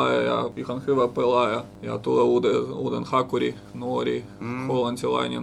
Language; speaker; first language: Finnish; non-native, learner; Russian